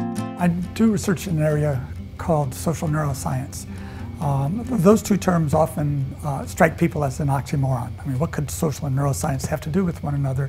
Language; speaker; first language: English; native; English